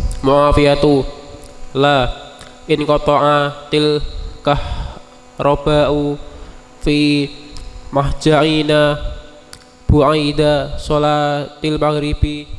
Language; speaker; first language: Arabic; non-native, learner; Indonesian